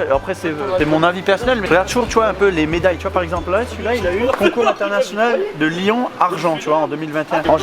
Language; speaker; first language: French; native; French